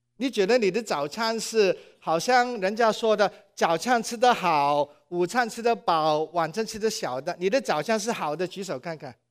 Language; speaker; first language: Chinese; non-native, local second language; Cantonese